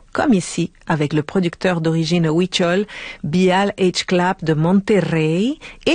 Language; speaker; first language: French; native; French